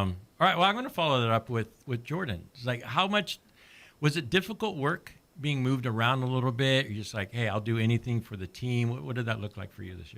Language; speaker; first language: English; native; English